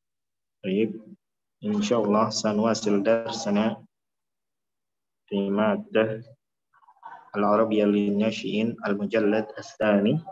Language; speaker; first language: Arabic; non-native, fluent; Indonesian